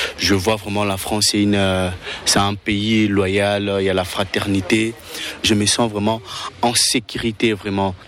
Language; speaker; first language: French; non-native, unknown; Portuguese